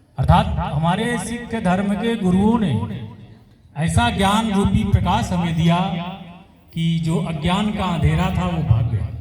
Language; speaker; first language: Hindi; native; Hindi